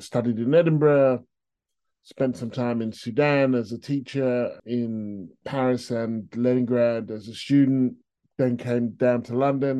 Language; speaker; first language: English; native; English